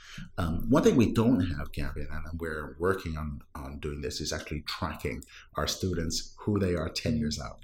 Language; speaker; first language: English; non-native, local second language; Welsh